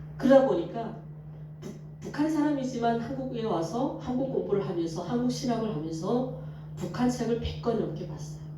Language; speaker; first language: Korean; native; Korean